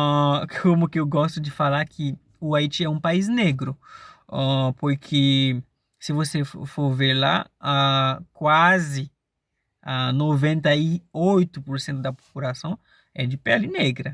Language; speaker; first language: Portuguese; non-native, fluent; Haitian Creole